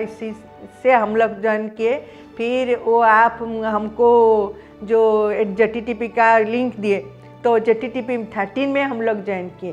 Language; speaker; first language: Hindi; non-native, local second language; Odia